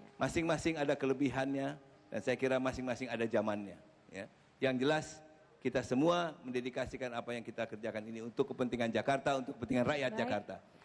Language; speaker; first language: Indonesian; native; Indonesian